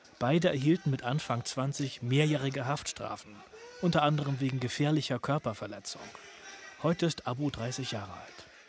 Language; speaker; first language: German; native; German